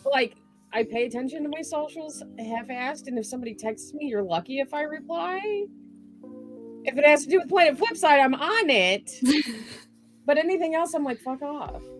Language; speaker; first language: English; native; English